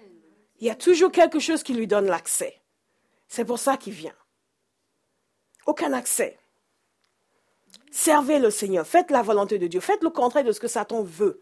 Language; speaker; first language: French; non-native, fluent; English